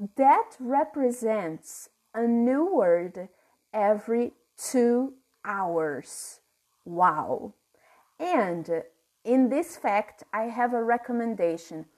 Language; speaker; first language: English; non-native, fluent; Portuguese